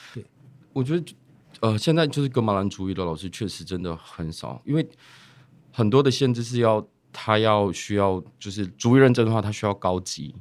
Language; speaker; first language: Chinese; native; Chinese